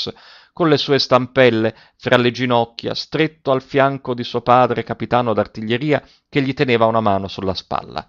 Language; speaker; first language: Italian; native; Italian